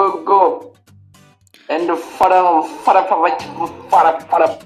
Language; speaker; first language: English; non-native, learner; Kazakh